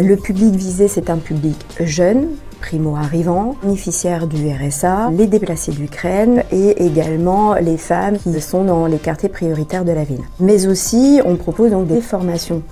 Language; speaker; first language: French; native; French